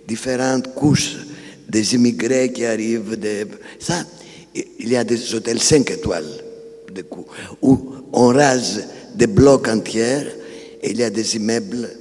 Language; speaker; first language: French; non-native, fluent; Greek